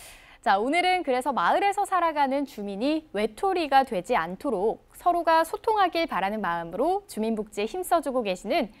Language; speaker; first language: Korean; native; Korean